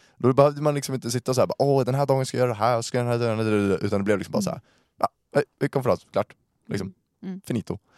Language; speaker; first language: Swedish; native; Swedish